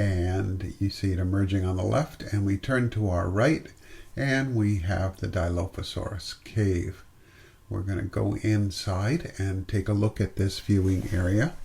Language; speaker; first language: English; native; English